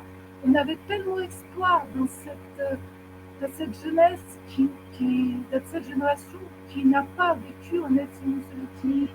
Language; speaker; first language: French; non-native, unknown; Ukrainian